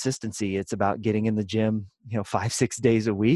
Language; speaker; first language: English; native; English